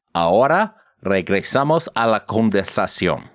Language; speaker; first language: Spanish; non-native, learner; English